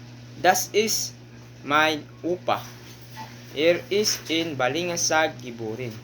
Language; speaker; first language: German; non-native, learner; Cebuano